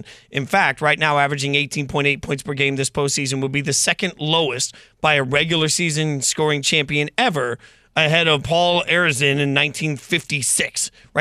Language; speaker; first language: English; native; English